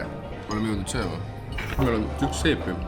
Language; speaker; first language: Estonian; native; Estonian